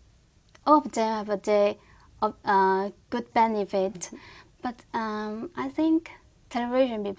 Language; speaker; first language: English; non-native, learner; Korean